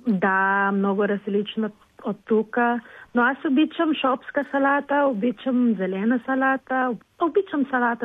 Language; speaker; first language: Bulgarian; non-native, learner; Filipino